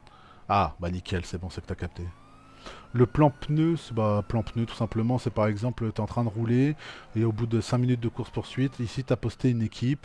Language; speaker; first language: French; native; French